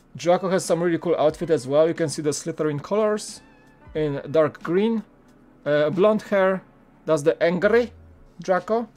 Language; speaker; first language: English; non-native, fluent; Polish